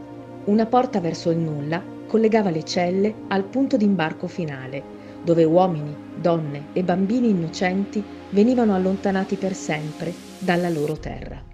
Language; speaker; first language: Italian; native; Italian